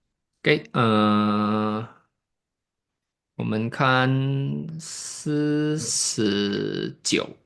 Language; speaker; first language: Chinese; non-native, fluent; Indonesian